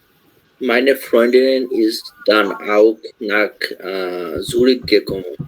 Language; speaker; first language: German; non-native, learner; Bangla